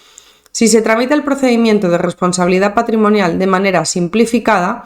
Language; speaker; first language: Spanish; native; Spanish